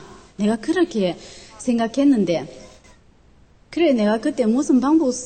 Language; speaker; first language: Korean; non-native, local second language; Chinese